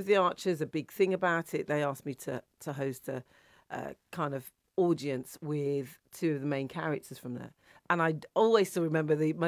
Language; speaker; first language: English; native; English